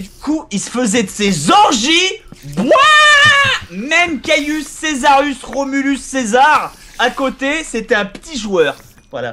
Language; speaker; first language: French; native; French